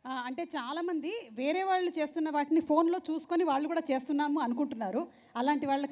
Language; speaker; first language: Telugu; native; Telugu